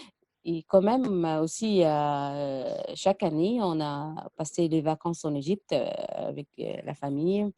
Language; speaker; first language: French; non-native, learner; Arabic